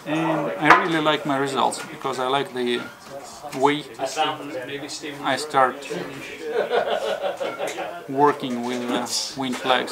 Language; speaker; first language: English; non-native, fluent; Russian